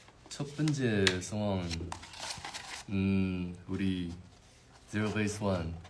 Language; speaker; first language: Korean; non-native, learner; Chinese